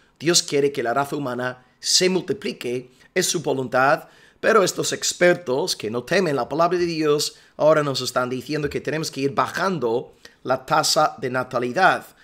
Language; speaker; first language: Spanish; non-native, fluent; English